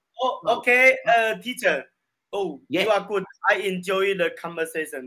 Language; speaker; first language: English; non-native, learner; Chinese